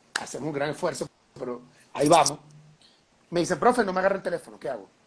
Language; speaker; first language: Spanish; native; Spanish